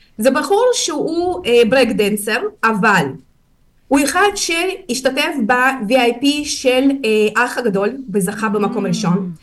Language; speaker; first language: Hebrew; non-native, fluent; Russian